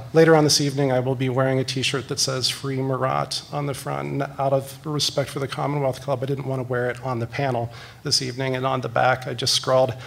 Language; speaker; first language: English; native; English